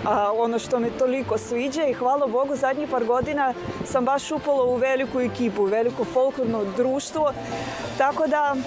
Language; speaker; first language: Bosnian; early bilingual, heritage; Bosnian